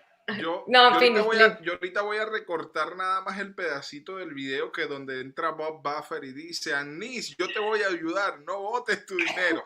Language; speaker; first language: Spanish; native; Spanish